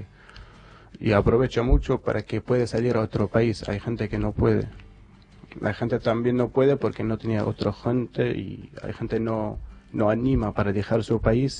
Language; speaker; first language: Spanish; non-native, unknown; Arabic